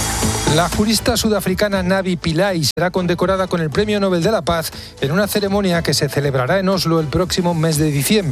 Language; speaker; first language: Spanish; native; Spanish